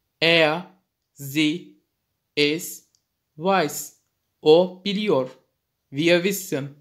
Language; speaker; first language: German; non-native, fluent; Turkish